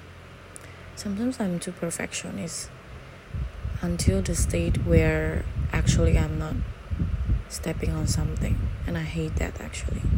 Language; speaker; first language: English; non-native, fluent; Indonesian